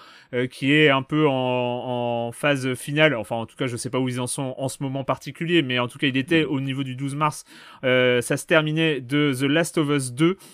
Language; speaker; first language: French; native; French